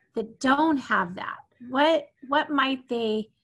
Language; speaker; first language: English; native; English